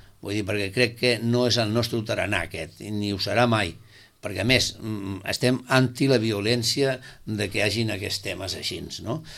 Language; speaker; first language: Catalan; native; Catalan